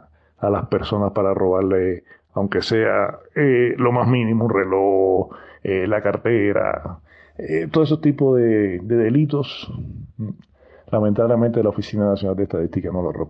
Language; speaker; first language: Spanish; native; Spanish